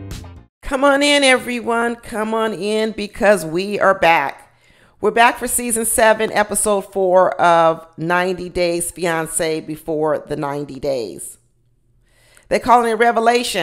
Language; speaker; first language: English; native; English